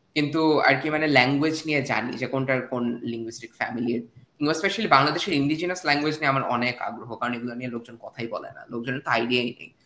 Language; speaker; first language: Bangla; native; Bangla